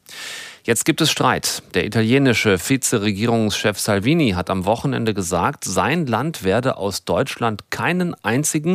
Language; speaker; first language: German; native; German